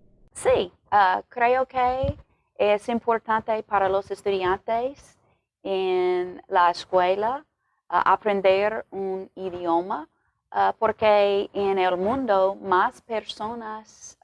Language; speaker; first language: Spanish; non-native, learner; English